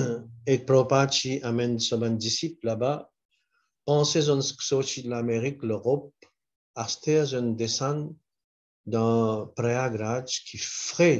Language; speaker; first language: French; non-native, local second language; Morisyen